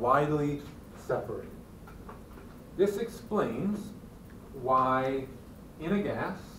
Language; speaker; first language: English; native; English